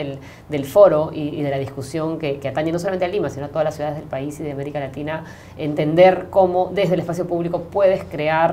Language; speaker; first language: Spanish; native; Spanish